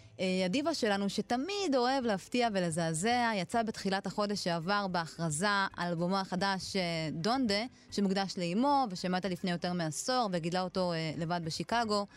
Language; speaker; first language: Hebrew; native; Hebrew